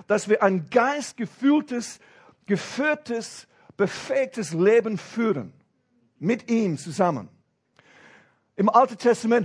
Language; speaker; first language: German; non-native, fluent; English